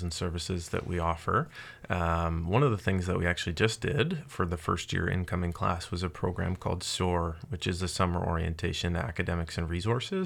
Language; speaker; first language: English; native; English